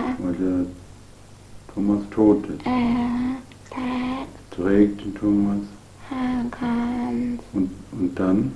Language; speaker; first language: German; native; German